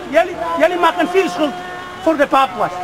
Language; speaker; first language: Dutch; non-native, fluent; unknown